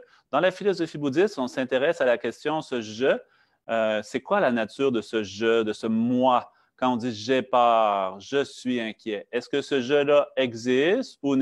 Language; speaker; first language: French; native; French